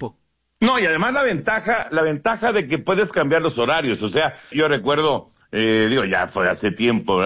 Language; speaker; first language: Spanish; native; Spanish